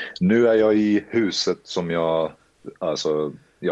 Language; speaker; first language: Swedish; early bilingual, heritage; Swedish